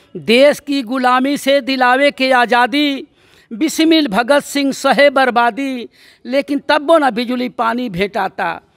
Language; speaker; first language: Hindi; native; Hindi